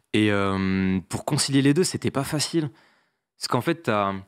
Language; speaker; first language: French; native; French